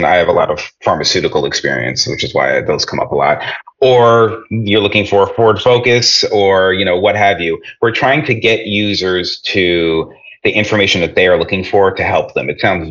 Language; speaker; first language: English; native; English